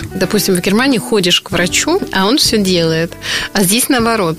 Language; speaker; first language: Russian; non-native, fluent; German